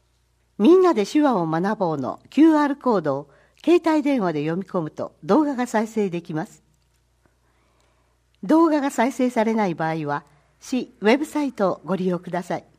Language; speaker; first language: Japanese; native; Japanese